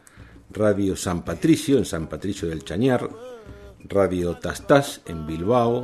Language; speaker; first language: Spanish; native; Spanish